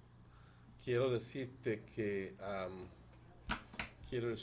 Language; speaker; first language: Spanish; native; Spanish